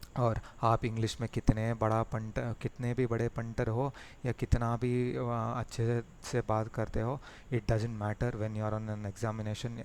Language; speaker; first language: Hindi; native; Hindi